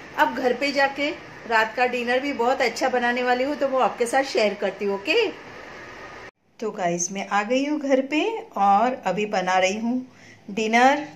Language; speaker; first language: Hindi; native; Hindi